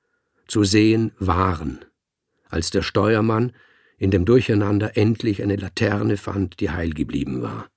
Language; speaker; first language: German; native; German